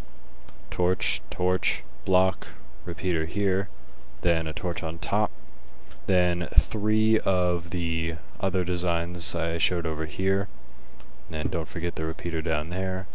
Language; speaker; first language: English; native; English